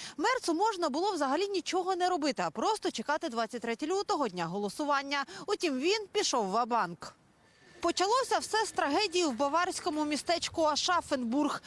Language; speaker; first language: Ukrainian; native; Ukrainian